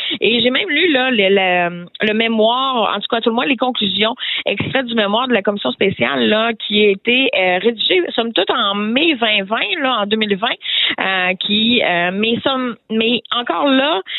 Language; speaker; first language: French; native; French